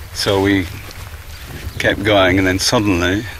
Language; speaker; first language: English; native; English